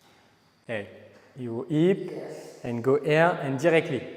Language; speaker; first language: English; non-native, learner; French